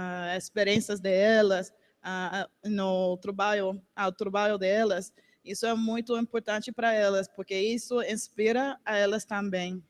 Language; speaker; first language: Portuguese; non-native, learner; English